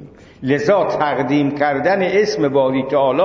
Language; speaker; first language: Persian; native; Persian